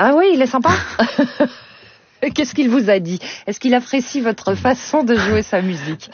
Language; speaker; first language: French; native; French